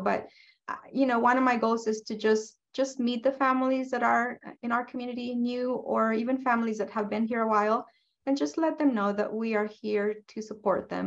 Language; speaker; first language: English; non-native, fluent; Spanish